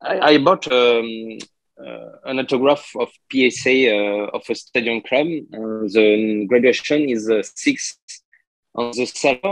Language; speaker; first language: English; non-native, learner; French